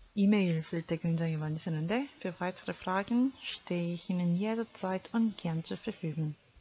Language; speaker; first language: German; non-native, fluent; Korean